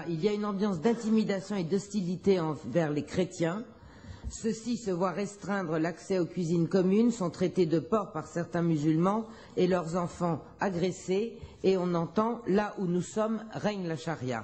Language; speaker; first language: French; native; French